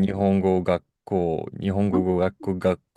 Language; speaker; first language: Japanese; non-native, fluent; Russian